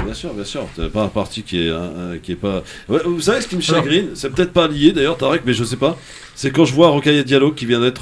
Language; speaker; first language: French; native; French